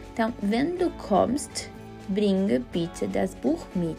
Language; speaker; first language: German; non-native, fluent; Portuguese